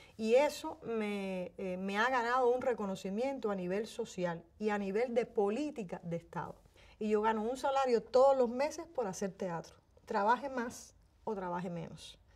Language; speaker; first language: Spanish; native; Spanish